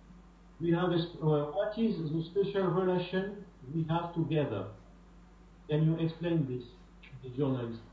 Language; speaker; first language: English; non-native, fluent; French